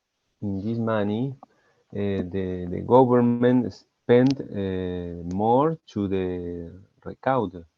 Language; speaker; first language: English; non-native, learner; Spanish